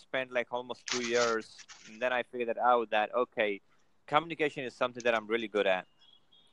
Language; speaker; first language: English; non-native, local second language; Gujarati